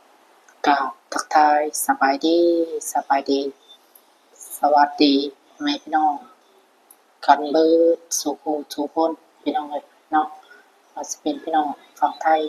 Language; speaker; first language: Thai; non-native, local second language; Lao